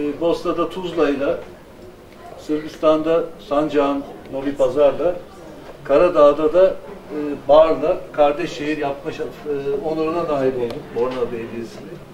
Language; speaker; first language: Turkish; native; Turkish